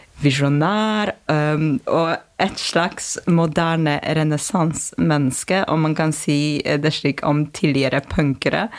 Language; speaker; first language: Norwegian; non-native, fluent; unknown